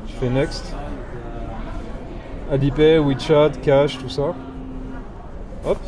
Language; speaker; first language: French; native; French